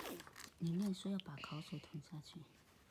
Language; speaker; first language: Chinese; native; Chinese